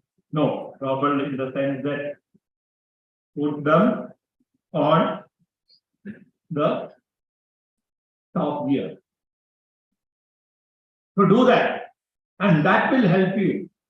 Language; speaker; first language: English; non-native, local second language; Malayalam